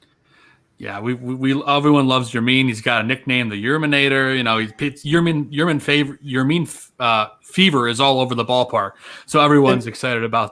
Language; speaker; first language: English; native; English